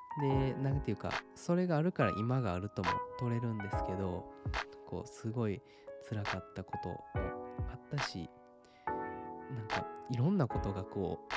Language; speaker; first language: Japanese; native; Japanese